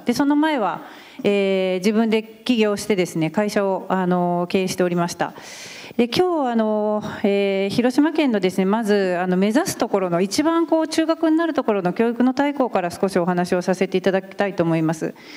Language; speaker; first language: Japanese; native; Japanese